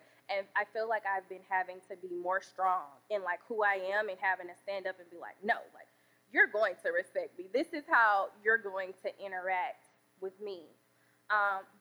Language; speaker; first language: English; native; English